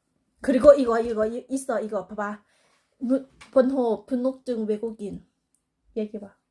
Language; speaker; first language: Korean; non-native, learner; Thai